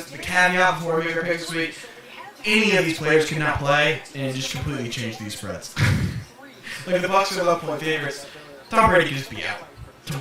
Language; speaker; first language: English; native; English